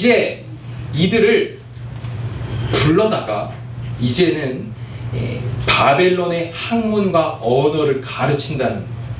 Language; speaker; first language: Korean; native; Korean